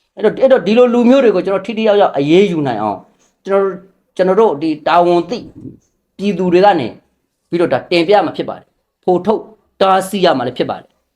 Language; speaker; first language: Burmese; non-native, local second language; Rohingya